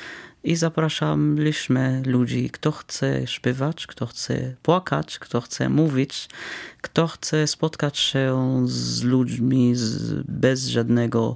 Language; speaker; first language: Polish; non-native, fluent; Arabic